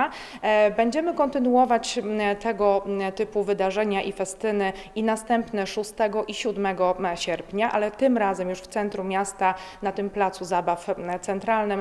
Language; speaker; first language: Polish; native; Polish